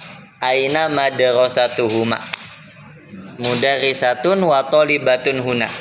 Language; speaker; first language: Arabic; non-native, fluent; Indonesian